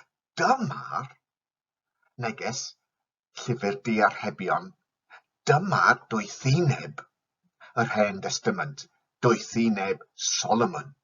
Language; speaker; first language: Welsh; non-native, fluent; English